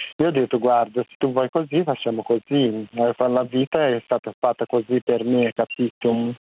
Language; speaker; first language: Italian; non-native, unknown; Portuguese